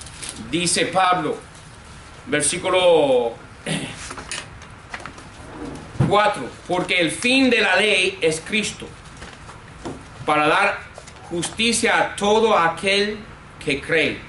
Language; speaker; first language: Spanish; non-native, fluent; English